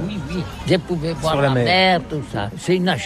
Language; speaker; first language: French; non-native, learner; Catalan